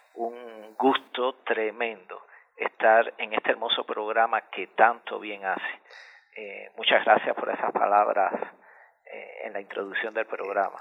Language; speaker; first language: Spanish; native; Spanish